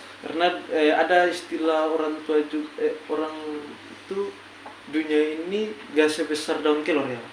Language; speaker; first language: Indonesian; native; Indonesian